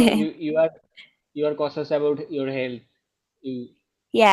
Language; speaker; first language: English; non-native, local second language; Bangla